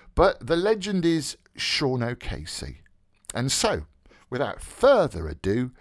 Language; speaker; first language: English; native; English